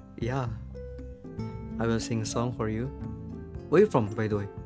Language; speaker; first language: English; non-native, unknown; Indonesian